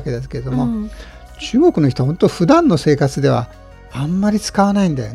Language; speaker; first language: Japanese; native; Japanese